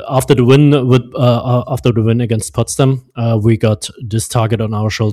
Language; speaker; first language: English; non-native, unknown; German